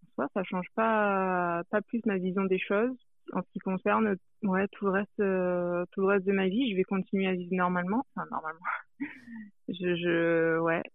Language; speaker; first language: French; native; French